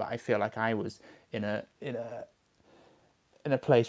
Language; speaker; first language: English; native; English